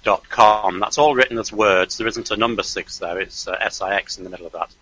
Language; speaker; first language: English; native; English